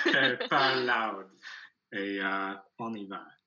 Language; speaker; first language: French; non-native, learner; English